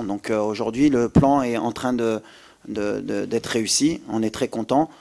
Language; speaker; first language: French; native; French